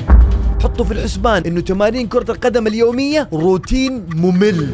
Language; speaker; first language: Arabic; native; Arabic